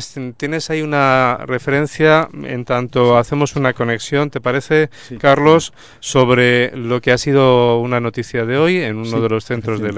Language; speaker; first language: Spanish; native; Spanish